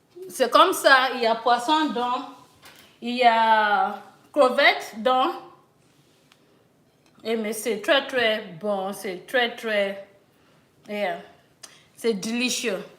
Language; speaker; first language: French; non-native, learner; English